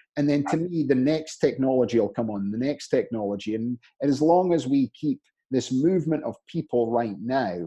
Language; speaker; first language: English; native; English